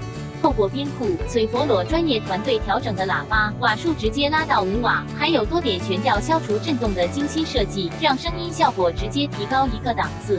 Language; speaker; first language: Chinese; native; Chinese